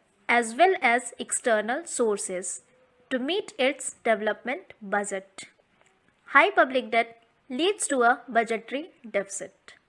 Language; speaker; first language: English; non-native, local second language; Hindi